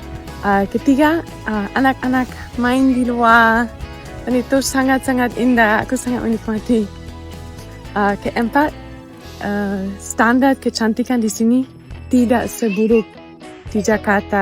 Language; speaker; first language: Indonesian; non-native, fluent; German